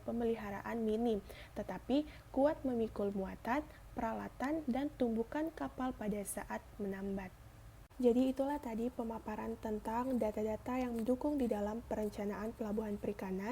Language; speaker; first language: Indonesian; native; Indonesian